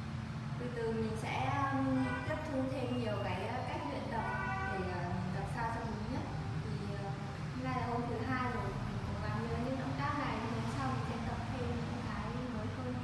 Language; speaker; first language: Vietnamese; native; Vietnamese